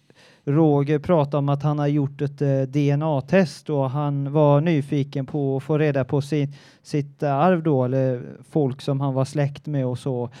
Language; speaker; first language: Swedish; native; Swedish